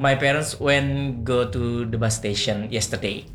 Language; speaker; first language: English; non-native, learner; Indonesian